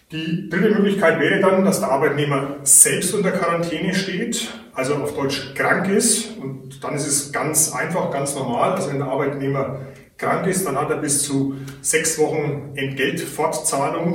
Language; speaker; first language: German; native; German